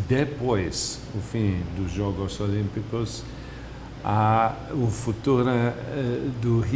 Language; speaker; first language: Portuguese; non-native, fluent; English